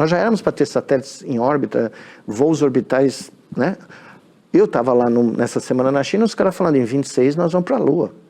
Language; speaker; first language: Portuguese; native; Portuguese